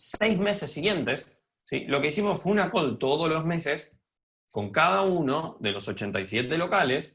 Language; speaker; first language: Spanish; native; Spanish